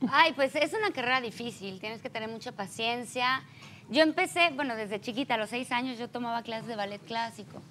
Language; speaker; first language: Spanish; native; Spanish